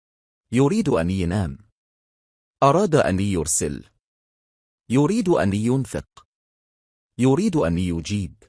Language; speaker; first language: Arabic; non-native, fluent; Bangla